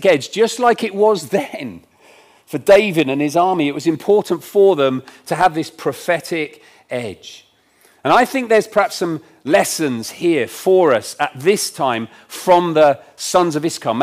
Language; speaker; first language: English; native; English